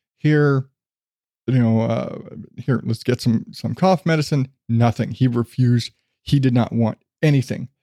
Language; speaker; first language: English; native; English